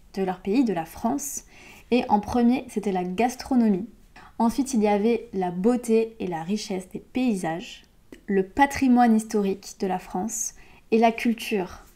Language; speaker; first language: French; native; French